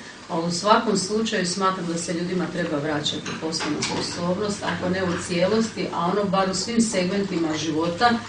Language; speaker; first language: Croatian; native; Croatian